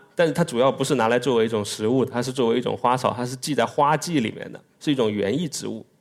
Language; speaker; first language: Chinese; native; Chinese